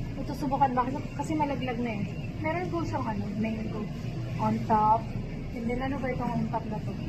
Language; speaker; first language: Filipino; non-native, local second language; Bikol